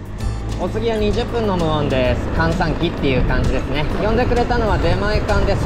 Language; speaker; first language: Japanese; native; Japanese